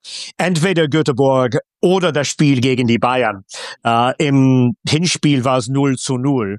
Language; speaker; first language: German; non-native, fluent; English